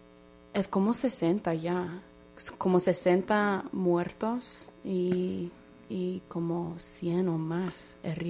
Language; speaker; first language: Spanish; non-native, fluent; English